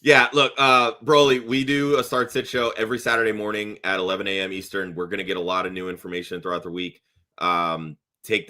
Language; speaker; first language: English; native; English